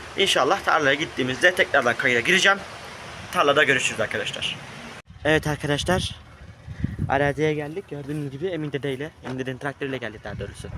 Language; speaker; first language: Turkish; native; Turkish